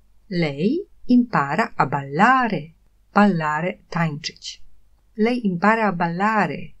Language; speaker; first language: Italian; non-native, fluent; Polish